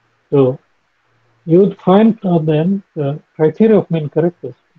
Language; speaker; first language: English; non-native, fluent; Indonesian